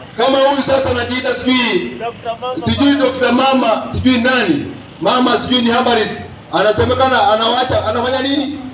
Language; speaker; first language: Swahili; non-native, local second language; Kikuyu